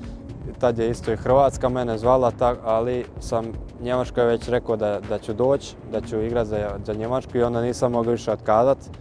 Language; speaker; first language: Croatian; early bilingual, heritage; Croatian